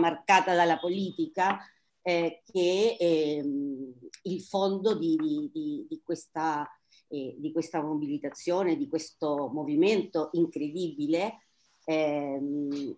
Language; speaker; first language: Italian; non-native, fluent; Spanish